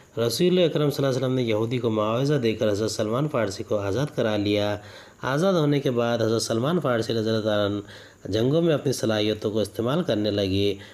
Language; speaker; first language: Urdu; native; Urdu